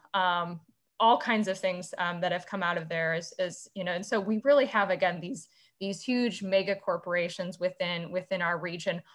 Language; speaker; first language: English; native; English